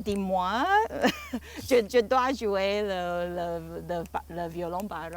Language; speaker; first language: French; non-native, learner; Chinese